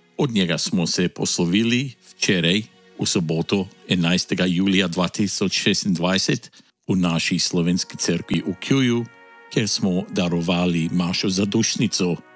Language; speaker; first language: Slovenian; early bilingual, heritage; Slovenian